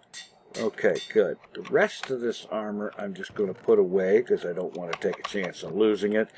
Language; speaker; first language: English; native; English